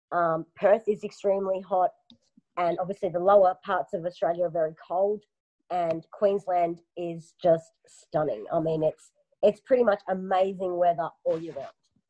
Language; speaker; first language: English; native; English